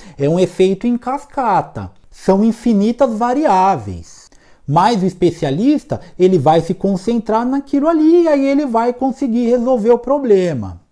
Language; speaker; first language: Portuguese; native; Portuguese